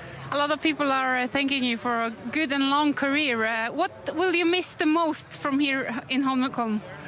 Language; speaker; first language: English; non-native, fluent; Norwegian